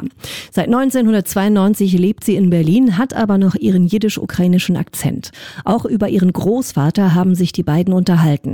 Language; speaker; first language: German; native; German